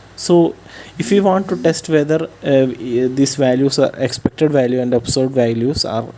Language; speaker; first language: English; non-native, local second language; Malayalam